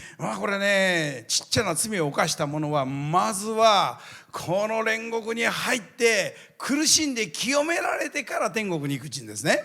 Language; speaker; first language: Japanese; native; Japanese